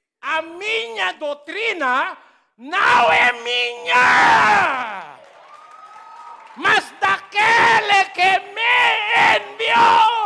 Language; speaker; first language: Portuguese; non-native, learner; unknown